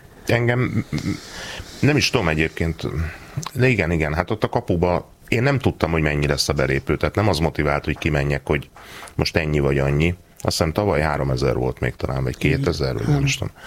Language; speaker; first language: Hungarian; native; Hungarian